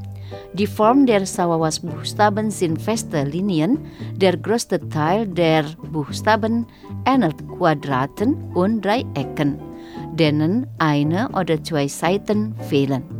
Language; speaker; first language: German; non-native, fluent; Indonesian